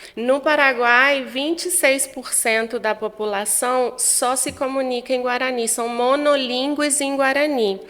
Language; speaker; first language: Portuguese; non-native, fluent; Guarani